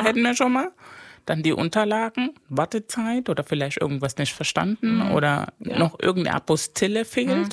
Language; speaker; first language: German; non-native, fluent; Spanish